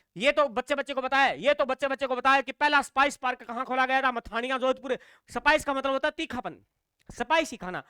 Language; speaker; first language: Hindi; native; Hindi